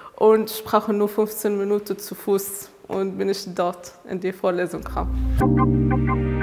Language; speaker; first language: German; non-native, fluent; Arabic